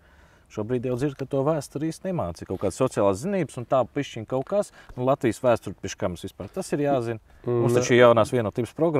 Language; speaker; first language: Latvian; native; Latvian